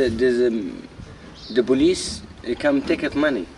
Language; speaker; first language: English; non-native, learner; Arabic